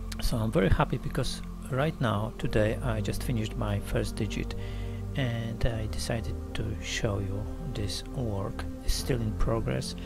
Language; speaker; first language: English; non-native, learner; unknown